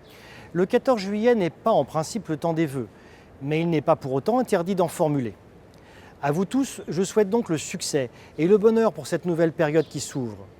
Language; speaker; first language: French; native; French